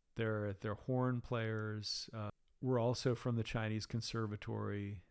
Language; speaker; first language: English; native; English